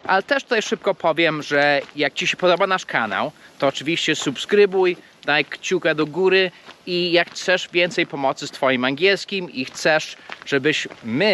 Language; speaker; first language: Polish; non-native, fluent; English